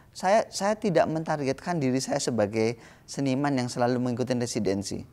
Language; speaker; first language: Indonesian; native; Indonesian